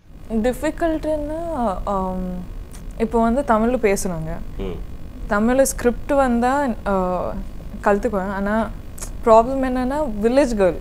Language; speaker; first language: Tamil; non-native, learner; Kodava